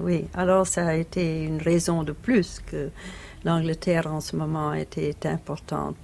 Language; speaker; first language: French; non-native, fluent; Italian